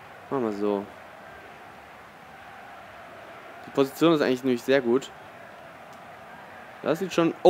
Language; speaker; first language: German; native; German